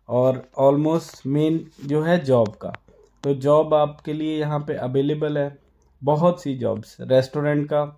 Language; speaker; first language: Hindi; non-native, local second language; Punjabi